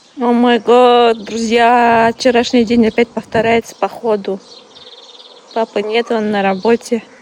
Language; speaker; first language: Russian; non-native, local second language; Bashkir